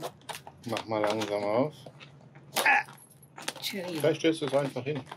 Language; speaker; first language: German; native; German